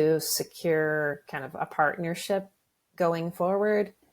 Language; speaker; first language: English; native; English